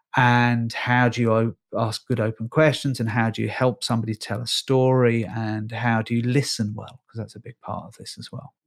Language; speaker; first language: English; native; English